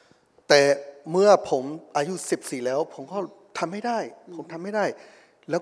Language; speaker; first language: Thai; non-native, fluent; Burmese